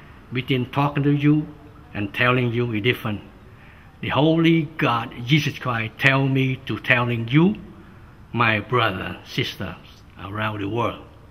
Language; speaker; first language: English; non-native, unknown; Vietnamese